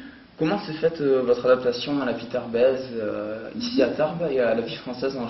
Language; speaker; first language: French; native; French